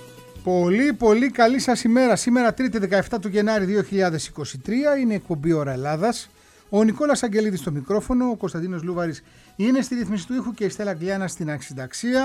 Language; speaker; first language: Greek; native; Greek